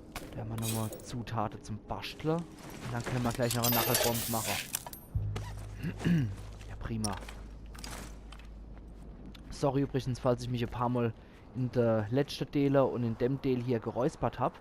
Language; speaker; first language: German; native; German